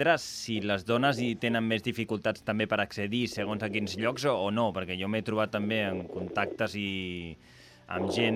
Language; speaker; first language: Catalan; native; Catalan